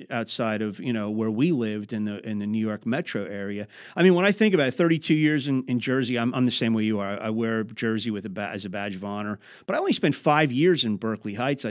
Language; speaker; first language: English; native; English